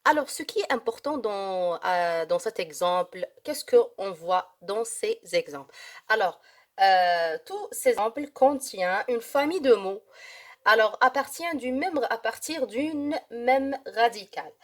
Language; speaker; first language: French; non-native, local second language; Arabic